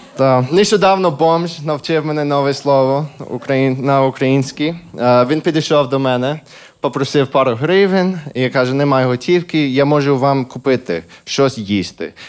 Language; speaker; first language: Ukrainian; non-native, fluent; English